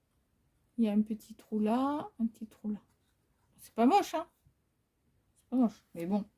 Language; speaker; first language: French; native; French